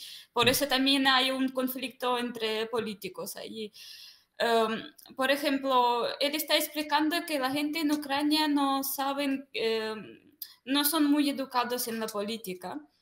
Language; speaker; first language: Spanish; non-native, fluent; Russian